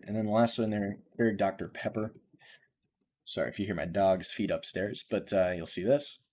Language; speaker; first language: English; native; English